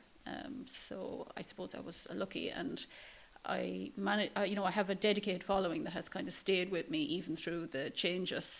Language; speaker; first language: English; native; English